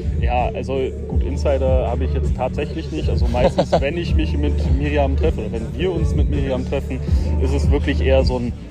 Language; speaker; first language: German; native; German